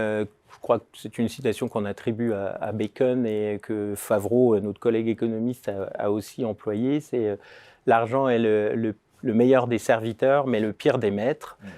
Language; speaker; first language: French; native; French